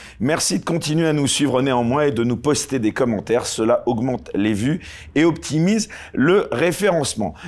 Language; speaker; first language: French; native; French